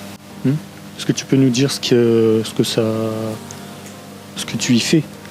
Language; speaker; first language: French; native; French